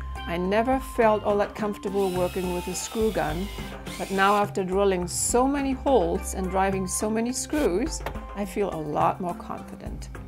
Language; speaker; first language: English; non-native, fluent; German